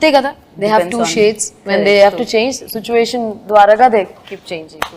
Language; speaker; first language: Telugu; non-native, fluent; Tamil